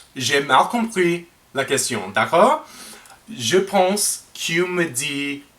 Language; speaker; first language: French; non-native, learner; English